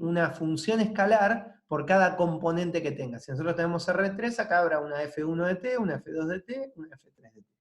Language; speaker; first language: Spanish; native; Spanish